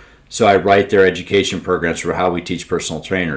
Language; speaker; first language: English; native; English